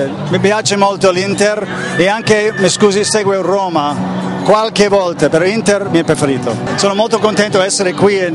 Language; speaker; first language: Italian; non-native, learner; English